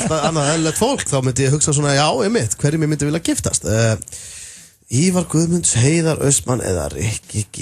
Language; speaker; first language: Icelandic; native; Icelandic